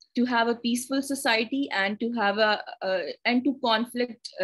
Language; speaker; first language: English; non-native, local second language; Urdu